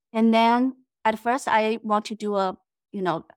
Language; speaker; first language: English; non-native, fluent; Chinese